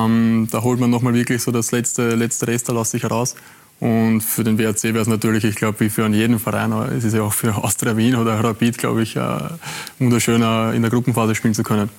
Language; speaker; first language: German; native; German